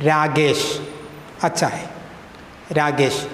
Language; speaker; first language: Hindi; non-native, local second language; Malayalam